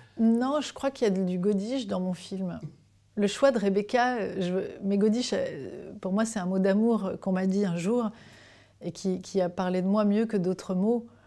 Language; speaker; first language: French; native; French